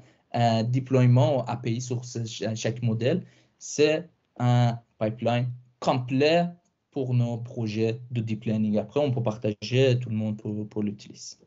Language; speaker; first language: French; non-native, fluent; Persian